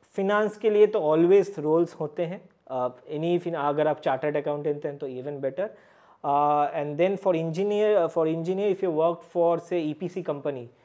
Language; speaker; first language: Hindi; native; Hindi